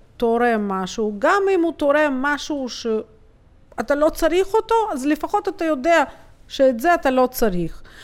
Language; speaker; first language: Hebrew; native; Hebrew